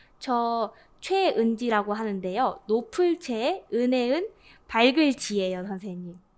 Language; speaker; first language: Korean; native; Korean